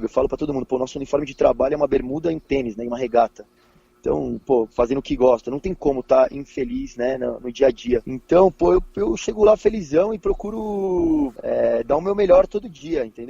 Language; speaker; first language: Portuguese; native; Portuguese